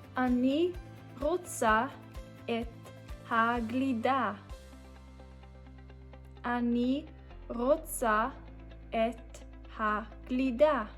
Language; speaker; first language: Hebrew; non-native, fluent; English